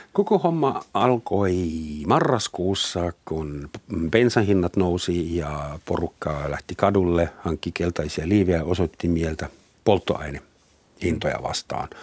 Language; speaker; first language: Finnish; non-native, fluent; German